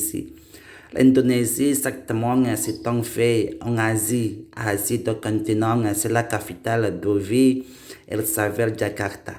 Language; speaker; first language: French; non-native, learner; Indonesian